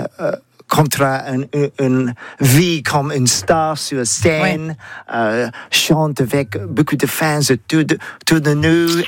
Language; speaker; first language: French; non-native, learner; English